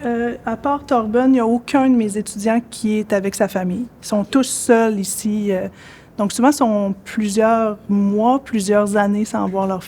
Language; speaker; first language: French; native; French